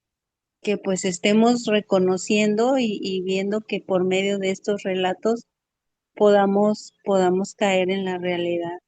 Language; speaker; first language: Spanish; native; Spanish